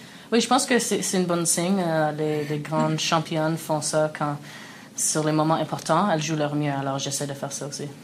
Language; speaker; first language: French; early bilingual, other home language; English